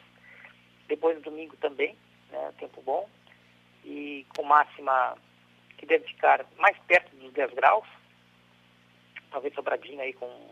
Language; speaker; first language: Portuguese; native; Portuguese